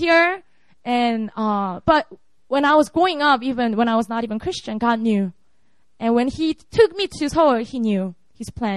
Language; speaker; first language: English; non-native, fluent; Korean